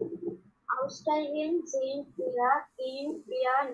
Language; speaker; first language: German; non-native, learner; Bangla